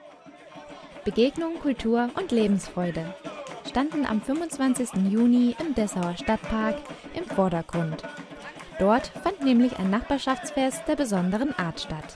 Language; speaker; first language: German; native; German